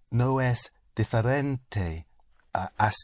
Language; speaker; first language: Spanish; non-native, learner; English